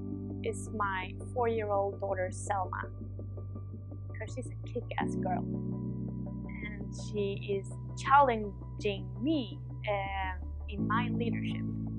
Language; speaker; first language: English; non-native, fluent; Swedish